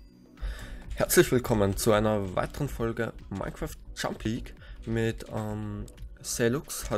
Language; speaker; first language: German; native; German